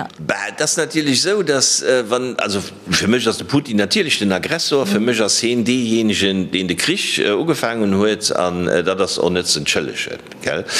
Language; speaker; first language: Luxembourgish; native; Luxembourgish